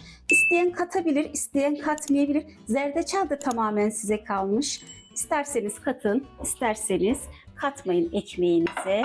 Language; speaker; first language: Turkish; native; Turkish